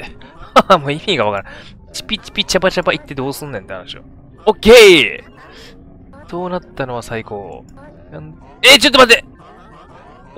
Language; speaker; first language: Japanese; native; Japanese